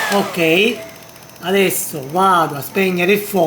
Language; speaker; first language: Italian; native; Italian